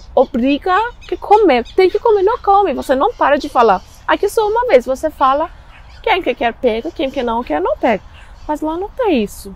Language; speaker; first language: Portuguese; non-native, learner; Persian